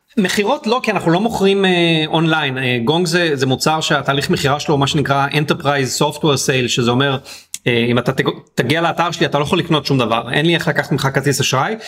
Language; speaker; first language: Hebrew; native; Hebrew